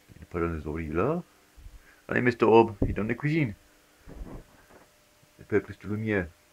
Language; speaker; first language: French; non-native, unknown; English